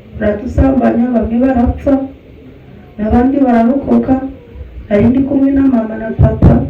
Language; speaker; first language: Kinyarwanda; early bilingual, heritage; Kinyarwanda